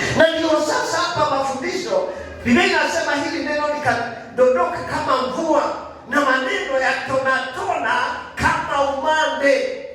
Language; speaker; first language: Swahili; non-native, local second language; Kikuyu